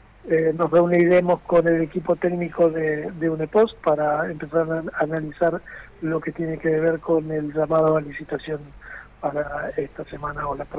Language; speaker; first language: Spanish; native; Spanish